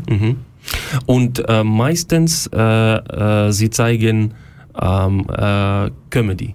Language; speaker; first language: German; non-native, learner; Ukrainian